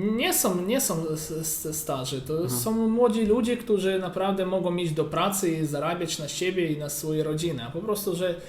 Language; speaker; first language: Polish; non-native, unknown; Ukrainian